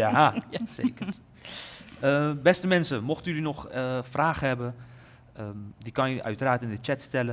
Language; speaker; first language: Dutch; native; Dutch